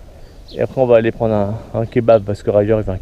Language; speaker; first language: French; native; French